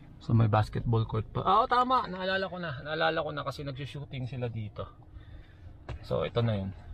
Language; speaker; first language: Filipino; non-native, local second language; Hiligaynon